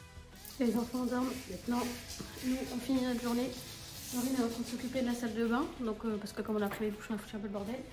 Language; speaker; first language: French; native; French